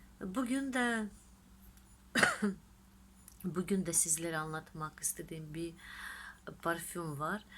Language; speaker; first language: Turkish; non-native, fluent; Russian